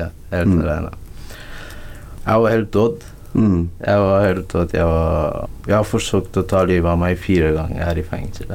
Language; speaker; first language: Norwegian; non-native, learner; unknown